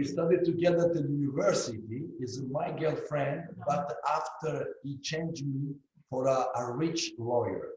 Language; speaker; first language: English; non-native, learner; Italian